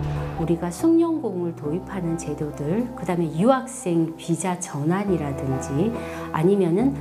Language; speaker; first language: Korean; native; Korean